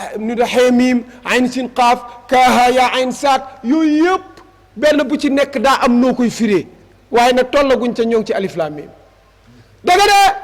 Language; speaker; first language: Wolof; native; Wolof